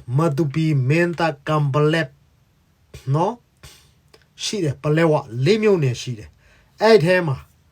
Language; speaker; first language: Burmese; non-native, local second language; Hakha Chin